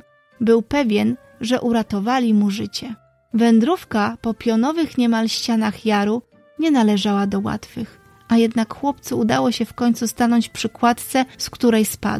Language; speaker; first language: Polish; native; Polish